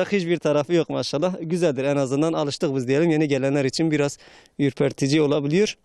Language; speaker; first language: Turkish; native; Turkish